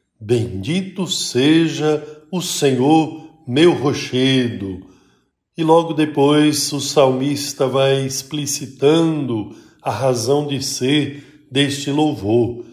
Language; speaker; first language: Portuguese; native; Portuguese